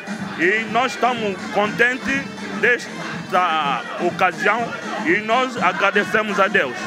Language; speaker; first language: Portuguese; non-native, fluent; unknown